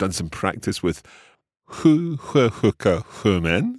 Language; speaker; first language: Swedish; non-native, learner; English